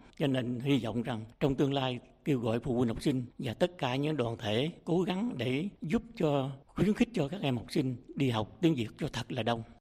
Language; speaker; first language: Vietnamese; native; Vietnamese